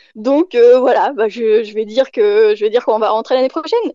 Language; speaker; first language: French; native; French